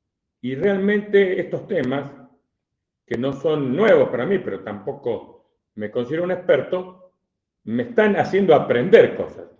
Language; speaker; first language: Spanish; native; Spanish